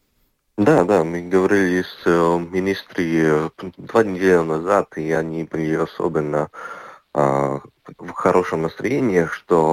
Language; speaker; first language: Russian; non-native, local second language; Latvian